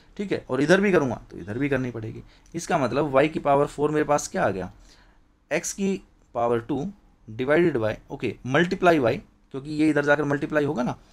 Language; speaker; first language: Hindi; native; Hindi